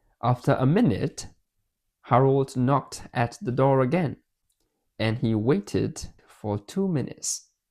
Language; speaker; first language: English; non-native, fluent; Burmese